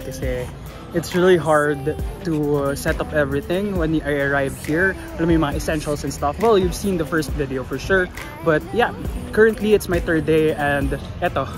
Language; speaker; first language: English; non-native, local second language; Filipino